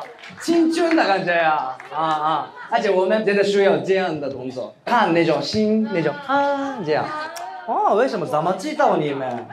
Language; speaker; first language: Chinese; non-native, fluent; Japanese